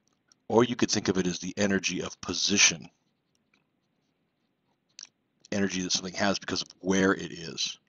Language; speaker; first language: English; native; English